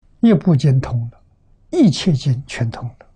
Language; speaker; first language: Chinese; native; Chinese